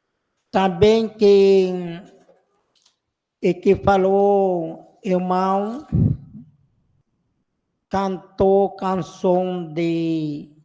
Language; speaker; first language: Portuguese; non-native, learner; Spanish